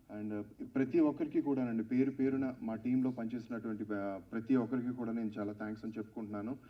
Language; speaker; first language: Telugu; native; Telugu